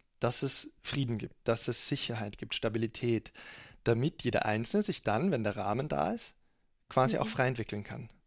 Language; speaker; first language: German; native; German